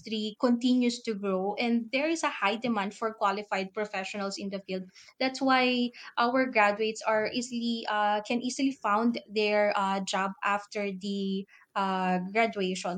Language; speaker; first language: English; non-native, local second language; Filipino